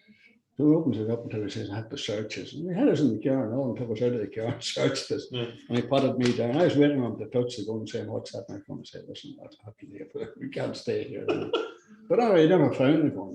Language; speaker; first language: English; native; English